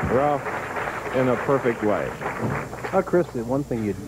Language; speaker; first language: English; native; English